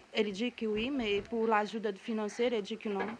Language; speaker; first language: French; non-native, learner; Portuguese